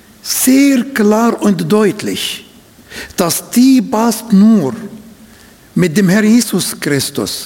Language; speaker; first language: German; non-native, fluent; Arabic